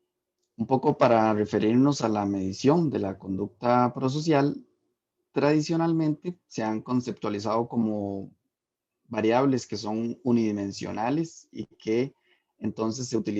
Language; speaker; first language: Spanish; native; Spanish